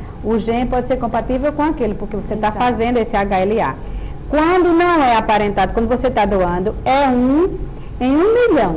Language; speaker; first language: Portuguese; native; Portuguese